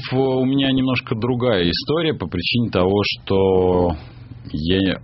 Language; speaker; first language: Russian; native; Russian